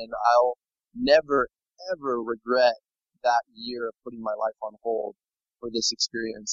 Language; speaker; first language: English; native; English